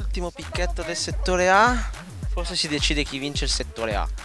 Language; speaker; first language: Italian; native; Italian